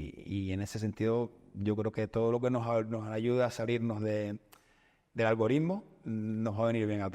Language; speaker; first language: Spanish; native; Spanish